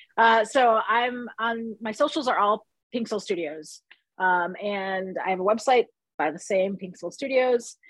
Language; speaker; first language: English; native; English